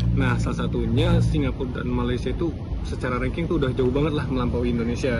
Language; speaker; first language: Indonesian; native; Indonesian